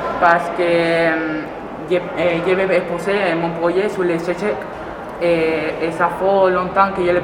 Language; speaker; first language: French; non-native, learner; Spanish